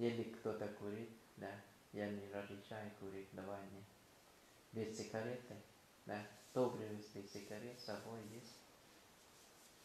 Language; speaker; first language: Russian; non-native, learner; Thai